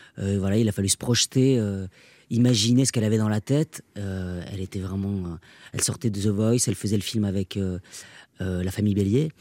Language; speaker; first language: French; non-native, local second language; Basque